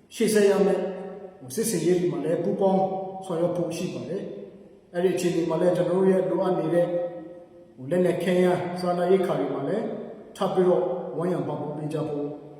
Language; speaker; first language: Burmese; non-native, local second language; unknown